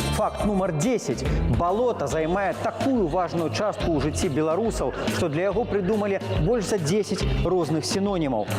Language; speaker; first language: Belarusian; non-native, local second language; Russian